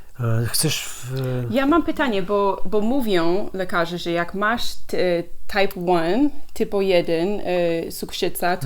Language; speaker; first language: Polish; non-native, learner; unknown